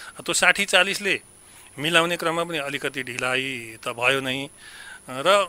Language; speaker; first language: Nepali; native; Nepali